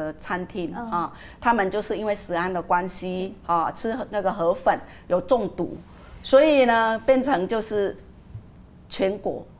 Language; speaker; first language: Chinese; non-native, fluent; Vietnamese